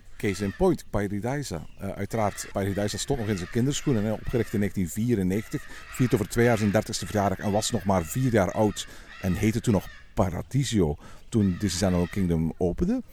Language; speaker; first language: Dutch; native; Dutch